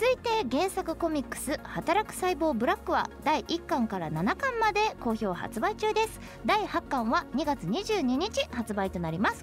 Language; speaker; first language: Japanese; native; Japanese